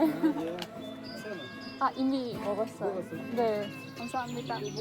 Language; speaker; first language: Korean; non-native, learner; English